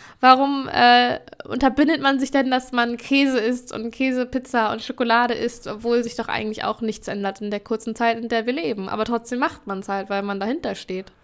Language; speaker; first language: German; native; German